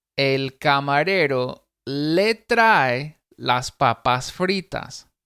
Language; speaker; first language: Spanish; non-native, fluent; English